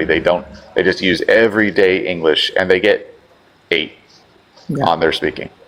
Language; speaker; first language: English; native; English